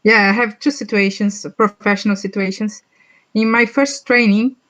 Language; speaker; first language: English; non-native, learner; Portuguese